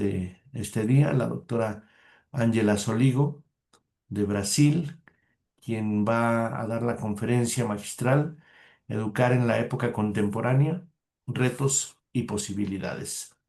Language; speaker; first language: Spanish; native; Spanish